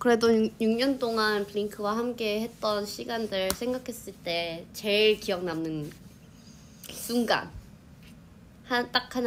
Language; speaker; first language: Korean; non-native, fluent; Thai